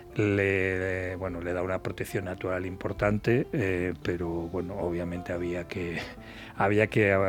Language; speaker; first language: Spanish; native; Spanish